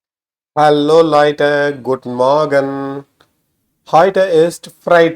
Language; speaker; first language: German; non-native, learner; Tamil